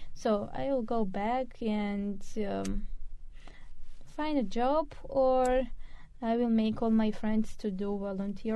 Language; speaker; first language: English; non-native, fluent; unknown